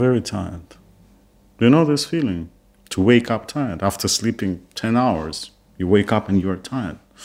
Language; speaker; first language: English; non-native, fluent; Kazakh